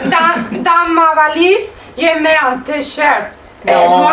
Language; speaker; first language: French; non-native, learner; Spanish